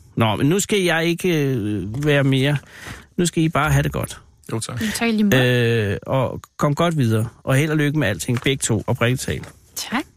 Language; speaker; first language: Danish; native; Danish